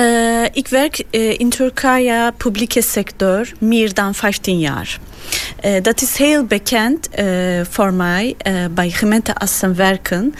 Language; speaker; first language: Dutch; non-native, learner; Turkish